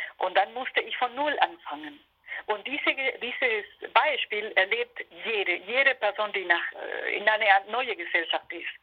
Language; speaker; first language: German; non-native, fluent; Spanish